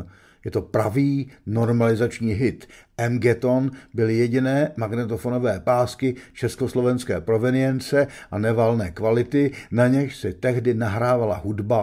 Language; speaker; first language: Czech; native; Czech